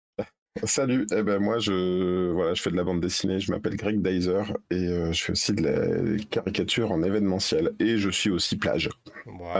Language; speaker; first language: French; native; French